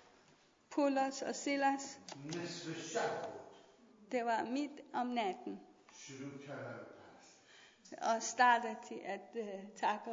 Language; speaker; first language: Danish; non-native, learner; Persian